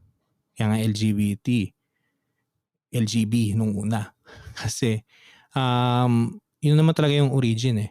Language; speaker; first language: Filipino; native; Filipino